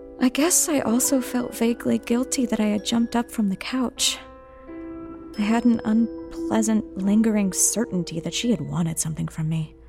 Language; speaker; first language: English; native; English